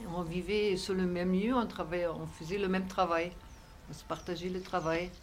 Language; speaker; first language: French; non-native, fluent; German